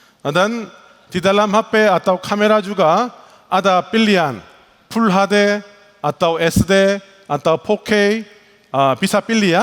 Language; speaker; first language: Indonesian; non-native, learner; Korean